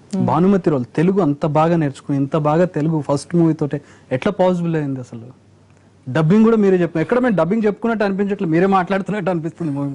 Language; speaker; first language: Telugu; native; Telugu